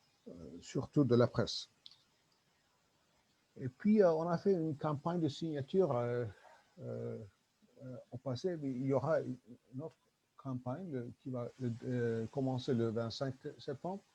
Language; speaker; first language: French; non-native, learner; Turkish